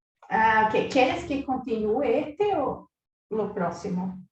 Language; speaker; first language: Spanish; non-native, learner; Portuguese